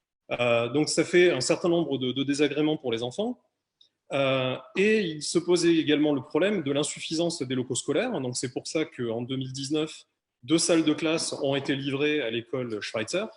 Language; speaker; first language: French; native; French